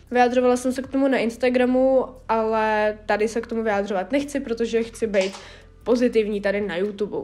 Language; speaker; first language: Czech; early bilingual, other home language; Russian